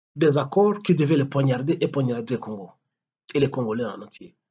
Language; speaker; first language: French; non-native, local second language; Swahili